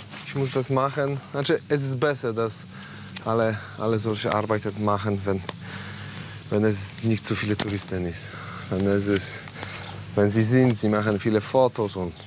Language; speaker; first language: German; non-native, learner; Polish